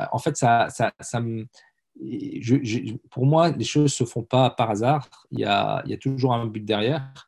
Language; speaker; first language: French; early bilingual, other home language; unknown